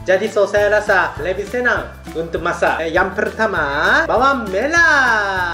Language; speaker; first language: Malay; non-native, learner; Japanese